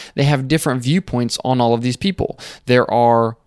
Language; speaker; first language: English; native; English